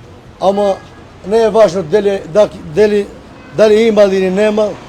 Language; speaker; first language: Macedonian; non-native, local second language; Albanian